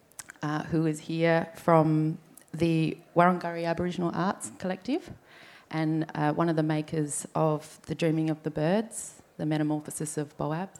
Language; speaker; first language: English; native; English